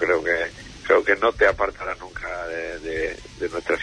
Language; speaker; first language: Spanish; native; Spanish